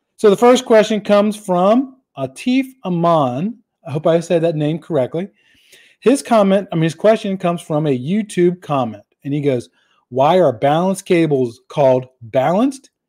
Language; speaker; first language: English; native; English